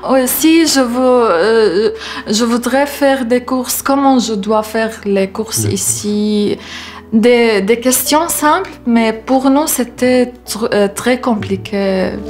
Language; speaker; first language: French; non-native, learner; Arabic